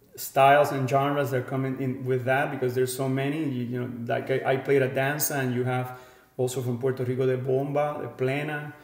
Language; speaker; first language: English; non-native, fluent; Spanish